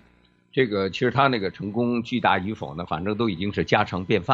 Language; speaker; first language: Chinese; native; Chinese